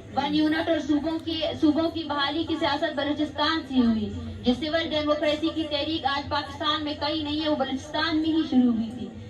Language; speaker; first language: Urdu; non-native, local second language; Baluchi